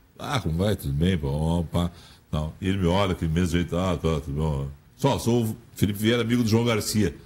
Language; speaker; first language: Portuguese; native; Portuguese